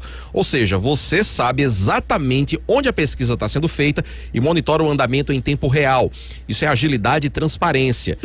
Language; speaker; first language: Portuguese; native; Portuguese